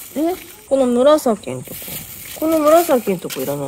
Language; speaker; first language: Japanese; native; Japanese